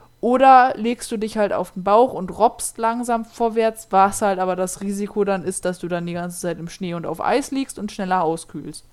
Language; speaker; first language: German; native; German